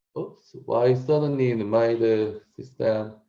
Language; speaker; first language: English; non-native, learner; Korean